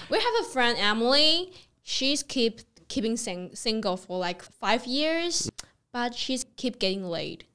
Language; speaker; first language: English; non-native, fluent; Chinese